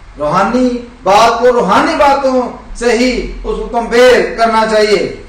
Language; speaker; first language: Urdu; non-native, local second language; Punjabi